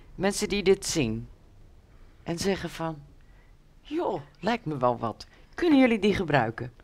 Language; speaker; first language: Dutch; native; Dutch